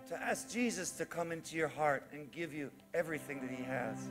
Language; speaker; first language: English; native; English